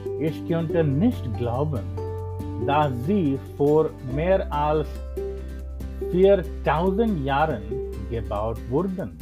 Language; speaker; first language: German; non-native, learner; English